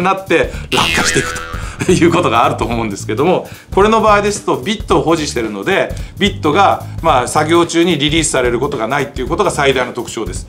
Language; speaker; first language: Japanese; native; Japanese